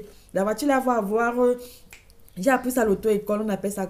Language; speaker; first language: French; native; French